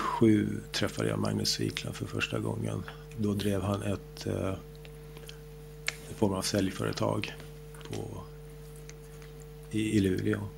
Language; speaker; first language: Swedish; native; Swedish